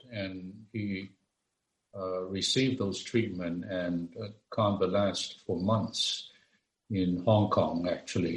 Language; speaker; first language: English; non-native, local second language; Cantonese